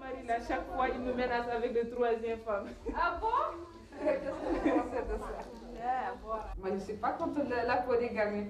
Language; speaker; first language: French; non-native, local second language; Arabic